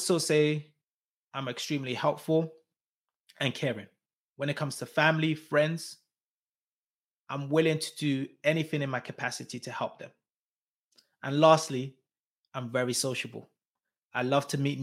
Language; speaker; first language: English; native; English